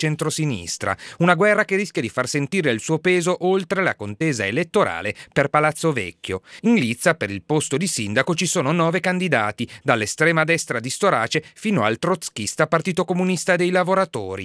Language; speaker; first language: Italian; native; Italian